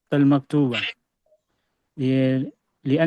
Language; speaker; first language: Arabic; non-native, learner; Indonesian